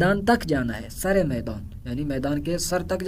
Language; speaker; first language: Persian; non-native, fluent; Urdu